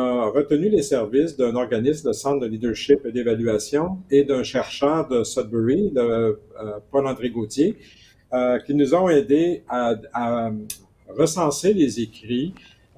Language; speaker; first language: French; native; French